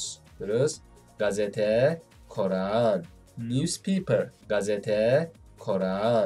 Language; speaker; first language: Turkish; non-native, fluent; Indonesian